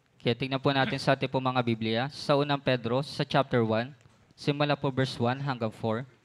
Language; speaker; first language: Filipino; native; Filipino